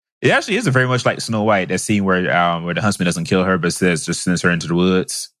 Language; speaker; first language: English; native; English